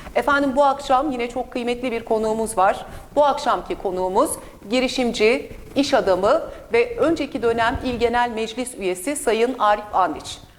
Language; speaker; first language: Turkish; native; Turkish